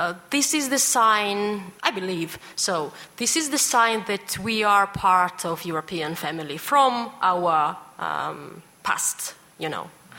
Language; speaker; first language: English; non-native, fluent; Georgian